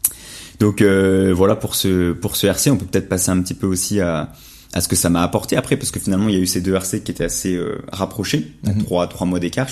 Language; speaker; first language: French; native; French